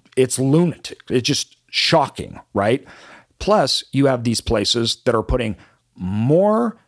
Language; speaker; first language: English; native; English